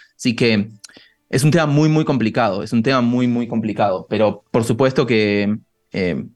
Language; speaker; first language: Spanish; native; Spanish